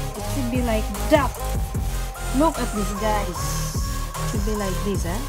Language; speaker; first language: English; non-native, learner; Filipino